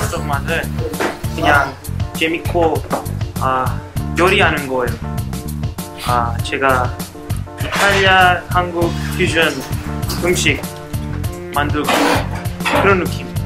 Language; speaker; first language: Korean; non-native, learner; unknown